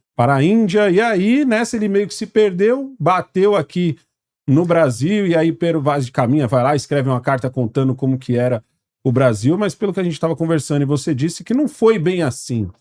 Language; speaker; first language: Portuguese; native; Portuguese